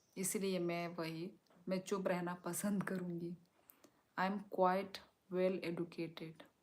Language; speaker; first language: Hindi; non-native, local second language; Kok Borok